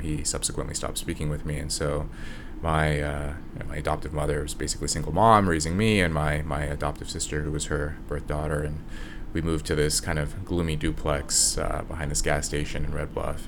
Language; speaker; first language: English; native; English